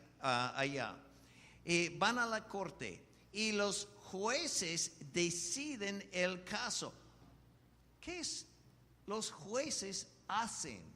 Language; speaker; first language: Spanish; non-native, fluent; English